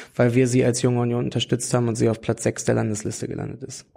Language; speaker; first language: German; native; German